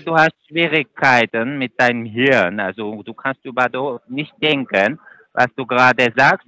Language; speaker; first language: German; non-native, fluent; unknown